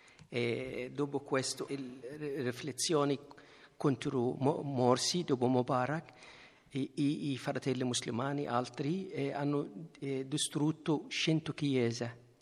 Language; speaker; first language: Italian; non-native, learner; Arabic